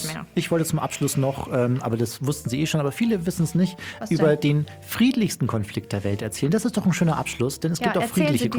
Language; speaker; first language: German; native; German